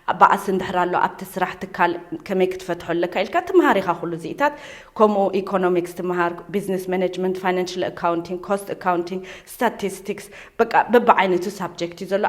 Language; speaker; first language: Tigrinya; early bilingual, heritage; Tigrinya